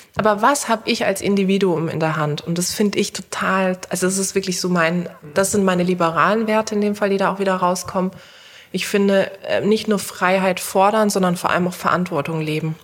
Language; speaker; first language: German; early bilingual, other home language; Turkish